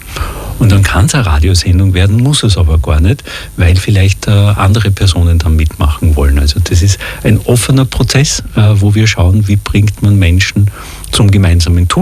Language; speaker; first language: German; native; German